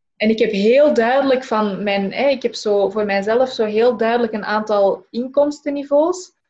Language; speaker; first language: Dutch; native; Dutch